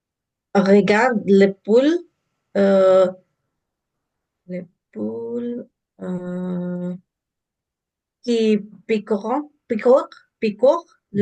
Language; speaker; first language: French; non-native, learner; English